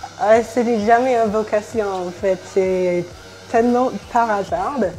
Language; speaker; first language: French; non-native, fluent; English